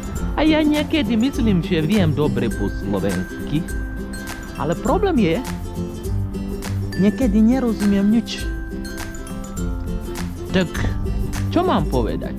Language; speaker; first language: Slovak; non-native, learner; English